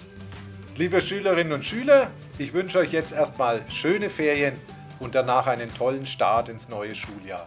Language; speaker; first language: German; native; German